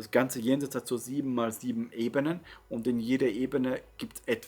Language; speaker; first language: German; native; German